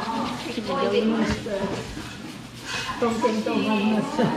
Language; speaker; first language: Korean; non-native, learner; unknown